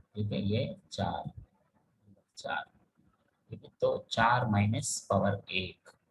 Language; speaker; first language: Hindi; non-native, local second language; Telugu